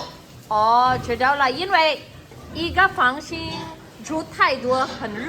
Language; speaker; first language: Chinese; non-native, learner; Filipino